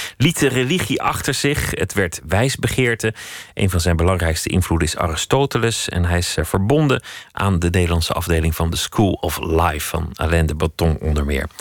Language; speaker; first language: Dutch; native; Dutch